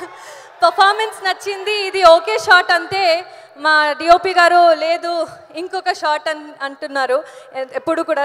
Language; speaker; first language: Telugu; non-native, learner; Kannada